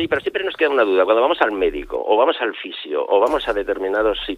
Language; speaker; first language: Spanish; native; Spanish